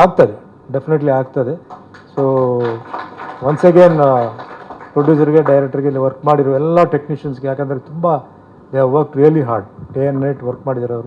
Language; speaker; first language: Kannada; non-native, fluent; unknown